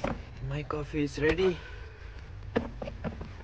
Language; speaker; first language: English; non-native, learner; Nepali